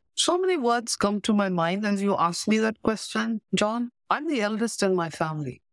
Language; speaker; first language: English; native; English